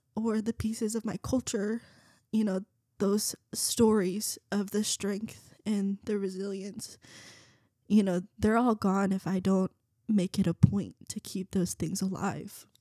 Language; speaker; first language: English; early bilingual, other home language; Vietnamese